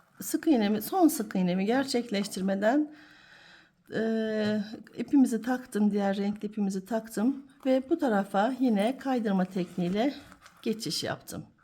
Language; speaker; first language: Turkish; native; Turkish